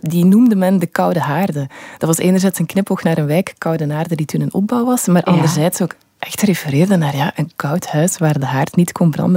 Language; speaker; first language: Dutch; native; Dutch